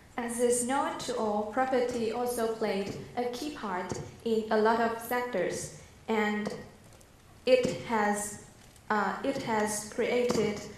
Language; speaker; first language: English; non-native, fluent; Chinese